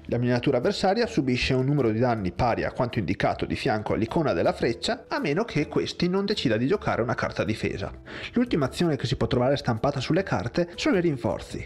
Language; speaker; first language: Italian; native; Italian